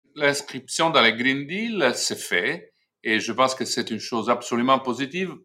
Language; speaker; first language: French; non-native, fluent; Italian